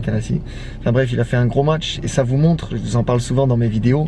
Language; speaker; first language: French; native; French